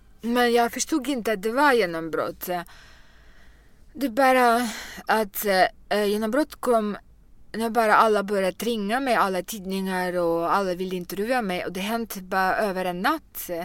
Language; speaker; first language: Swedish; non-native, fluent; Russian